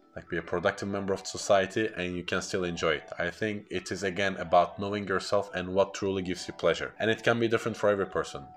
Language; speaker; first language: English; non-native, fluent; Turkish